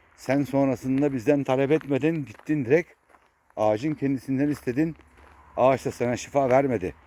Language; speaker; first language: Turkish; native; Turkish